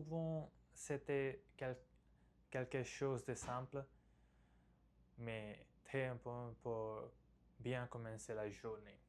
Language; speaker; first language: French; non-native, learner; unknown